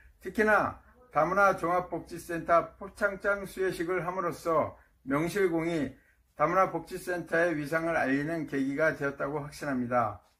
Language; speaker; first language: Korean; native; Korean